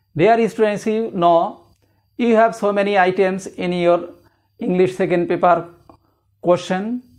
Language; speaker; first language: English; non-native, local second language; Bangla